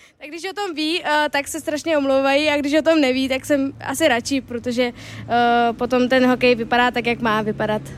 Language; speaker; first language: Czech; native; Czech